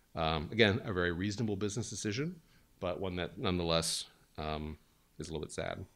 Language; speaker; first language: English; native; English